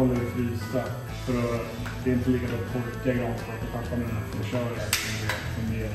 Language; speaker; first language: Swedish; native; Swedish